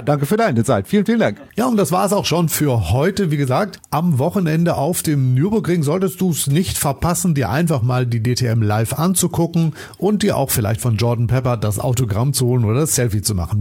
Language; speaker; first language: German; native; German